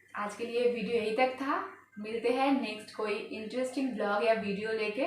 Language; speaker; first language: Hindi; non-native, local second language; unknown